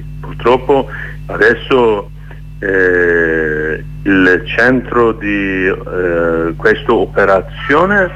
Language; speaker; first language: Italian; non-native, learner; Kurdish